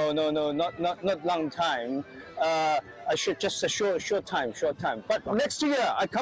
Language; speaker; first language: English; non-native, learner; Chinese